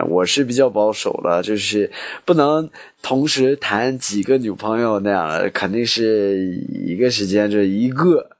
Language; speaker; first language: Chinese; non-native, fluent; English